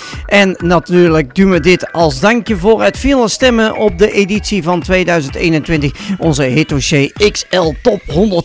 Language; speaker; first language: Dutch; native; Dutch